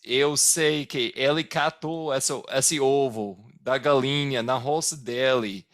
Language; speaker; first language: Portuguese; non-native, fluent; English